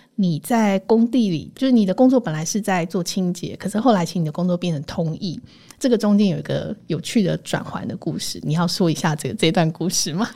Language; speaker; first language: Chinese; native; Chinese